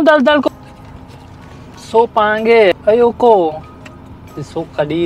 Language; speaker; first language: Filipino; non-native, learner; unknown